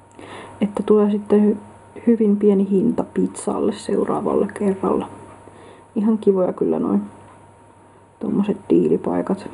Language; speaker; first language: Finnish; native; Finnish